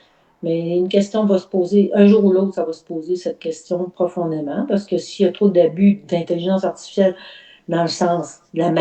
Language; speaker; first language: French; native; French